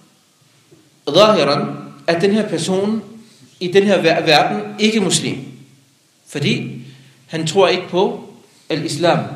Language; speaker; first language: Danish; non-native, local second language; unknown